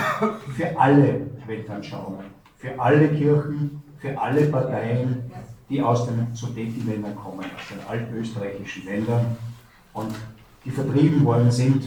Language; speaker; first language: German; native; German